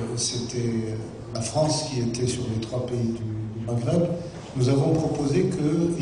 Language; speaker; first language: French; non-native, local second language; Arabic